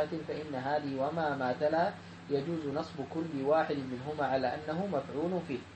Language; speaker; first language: Arabic; native; Arabic